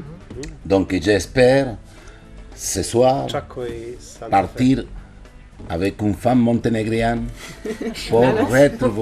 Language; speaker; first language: French; non-native, fluent; Spanish